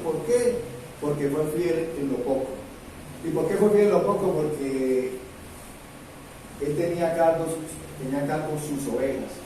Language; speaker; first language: Spanish; native; Spanish